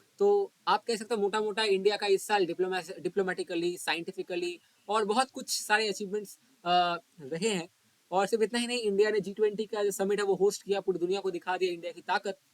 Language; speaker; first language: Hindi; non-native, local second language; Bangla